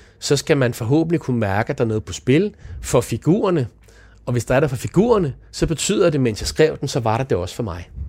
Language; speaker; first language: Danish; native; Danish